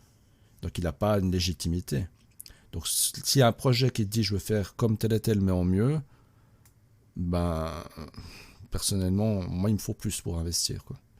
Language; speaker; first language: French; native; French